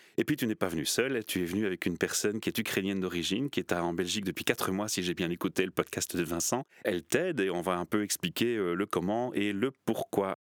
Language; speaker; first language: French; native; French